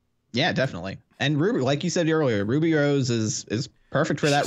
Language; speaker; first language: English; native; English